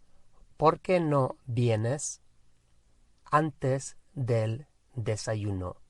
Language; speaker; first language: Spanish; non-native, fluent; English